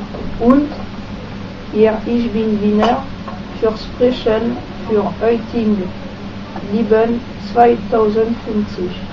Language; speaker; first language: German; non-native, learner; French